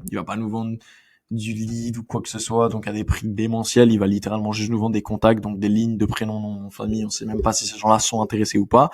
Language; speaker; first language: French; native; French